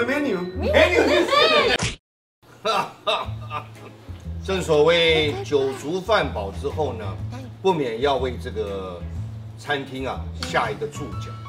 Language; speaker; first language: Chinese; native; Chinese